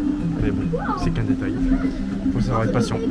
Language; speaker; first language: French; native; French